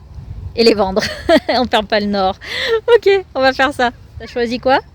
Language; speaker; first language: French; native; French